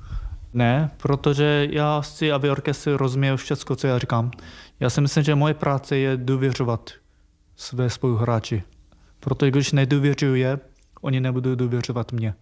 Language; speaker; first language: Czech; non-native, fluent; Japanese